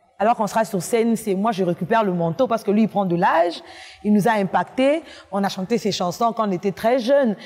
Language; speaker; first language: French; non-native, local second language; Lingala